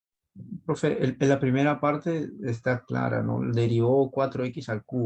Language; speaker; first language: Spanish; native; Spanish